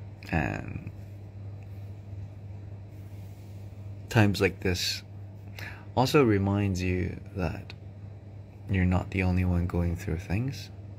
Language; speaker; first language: English; native; English